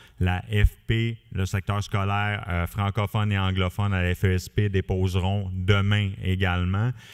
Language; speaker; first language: French; native; French